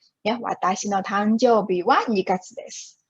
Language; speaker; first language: Japanese; non-native, fluent; Chinese